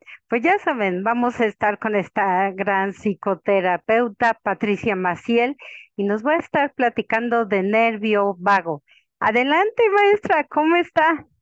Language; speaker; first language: Spanish; native; Spanish